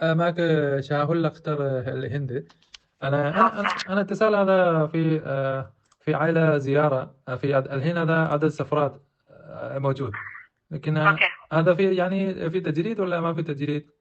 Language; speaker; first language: Arabic; non-native, learner; Malayalam